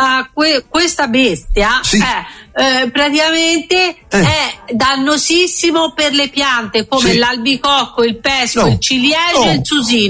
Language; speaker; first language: Italian; native; Italian